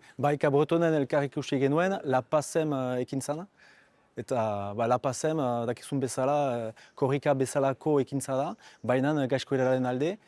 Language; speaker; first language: Basque; non-native, local second language; French